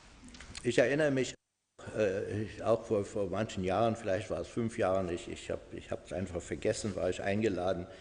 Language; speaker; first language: German; non-native, fluent; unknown